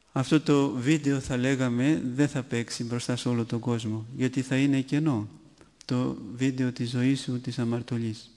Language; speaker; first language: Greek; native; Greek